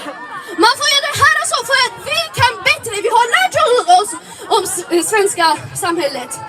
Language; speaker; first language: Swedish; early bilingual, other home language; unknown